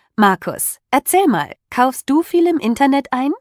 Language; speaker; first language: German; native; German